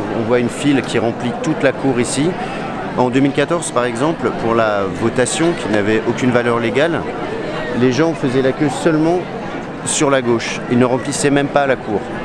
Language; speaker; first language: French; native; French